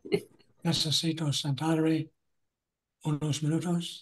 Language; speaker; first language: Spanish; non-native, learner; English